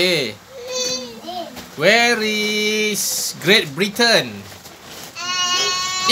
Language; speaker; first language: English; non-native, local second language; Malay